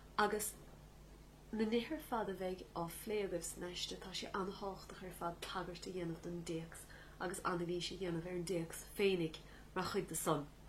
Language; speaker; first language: Irish; native; Irish